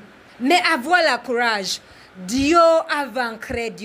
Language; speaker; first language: French; non-native, learner; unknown